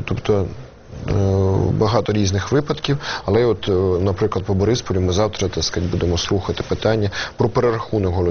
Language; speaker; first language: Ukrainian; native; Ukrainian